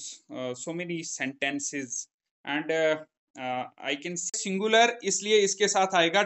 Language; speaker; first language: English; non-native, learner; Hindi